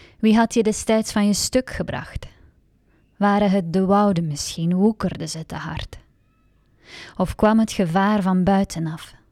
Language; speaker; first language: Dutch; native; Dutch